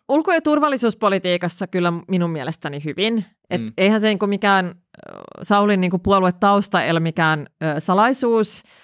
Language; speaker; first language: Finnish; non-native, local second language; Swedish